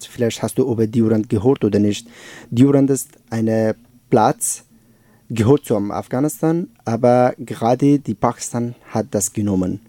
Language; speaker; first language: German; non-native, learner; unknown